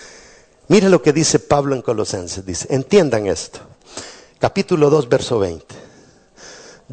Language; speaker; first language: Spanish; native; Spanish